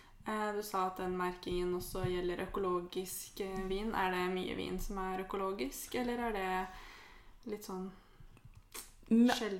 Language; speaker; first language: Norwegian; native; Norwegian